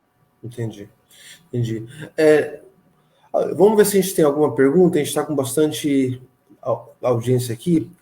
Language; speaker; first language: Portuguese; native; Portuguese